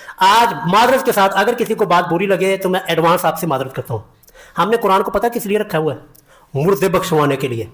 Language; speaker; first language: Urdu; non-native, local second language; Punjabi